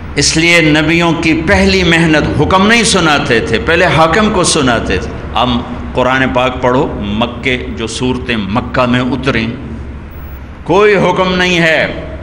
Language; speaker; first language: Urdu; non-native, local second language; Punjabi